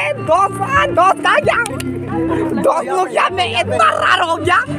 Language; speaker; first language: Hindi; non-native, local second language; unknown